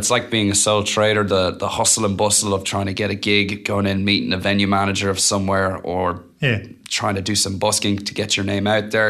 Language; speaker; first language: English; native; English